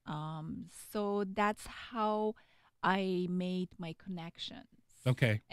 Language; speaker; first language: English; non-native, fluent; Persian